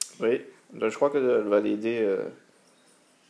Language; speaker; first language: French; native; French